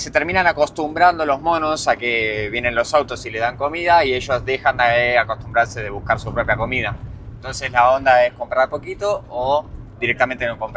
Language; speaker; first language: Spanish; native; Spanish